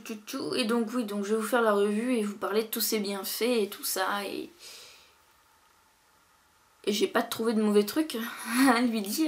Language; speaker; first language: French; native; French